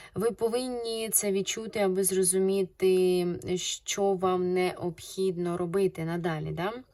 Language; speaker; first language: Ukrainian; non-native, local second language; Russian